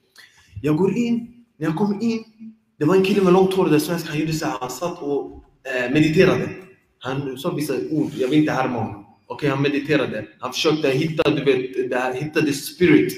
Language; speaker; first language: Swedish; early bilingual, other home language; Arabic